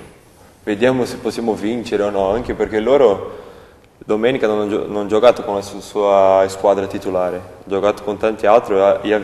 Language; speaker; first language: Italian; non-native, learner; Portuguese